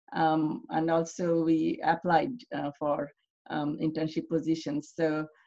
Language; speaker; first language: English; non-native, local second language; Bangla